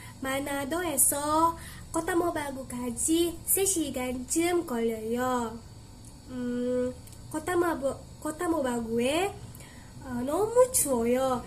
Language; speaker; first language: Korean; non-native, learner; Indonesian